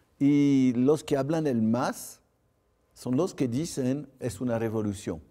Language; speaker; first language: Spanish; non-native, fluent; French